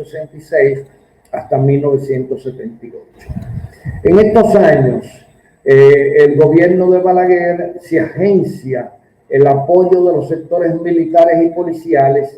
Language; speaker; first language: Spanish; native; Spanish